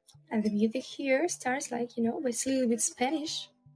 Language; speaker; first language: English; non-native, fluent; Russian